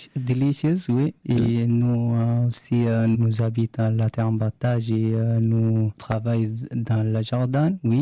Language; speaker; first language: French; non-native, learner; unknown